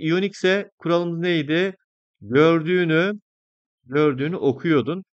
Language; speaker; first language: Turkish; native; Turkish